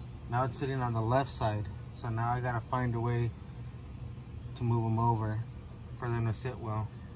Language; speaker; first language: English; early bilingual, other home language; Spanish